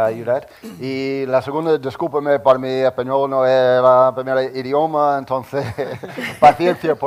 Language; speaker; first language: Spanish; non-native, learner; English